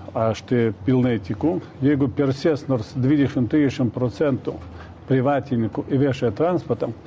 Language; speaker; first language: Lithuanian; non-native, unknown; Russian